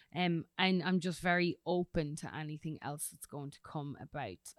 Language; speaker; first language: English; native; English